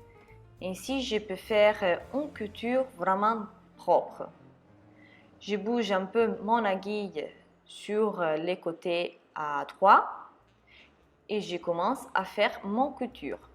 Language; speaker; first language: French; non-native, fluent; Italian